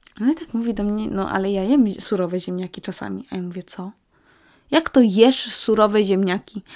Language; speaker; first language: Polish; native; Polish